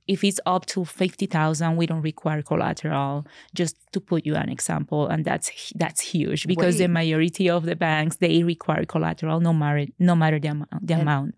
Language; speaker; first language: English; non-native, fluent; Spanish